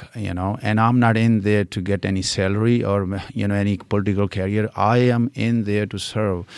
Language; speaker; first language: English; non-native, local second language; Punjabi